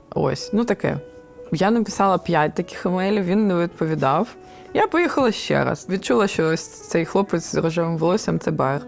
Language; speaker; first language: Ukrainian; non-native, local second language; Russian